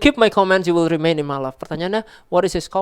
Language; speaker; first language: English; non-native, local second language; Indonesian